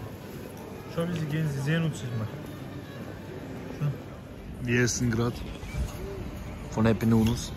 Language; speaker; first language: German; early bilingual, other home language; Turkish